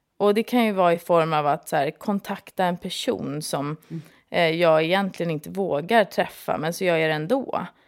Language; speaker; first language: Swedish; native; Swedish